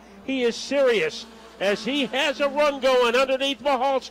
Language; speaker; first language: English; native; English